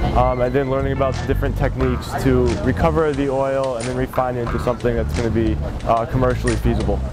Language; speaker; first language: English; native; English